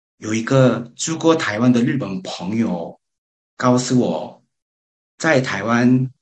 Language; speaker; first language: Chinese; non-native, learner; Korean